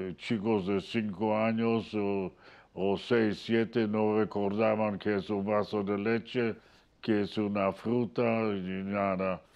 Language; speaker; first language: Spanish; non-native, fluent; Polish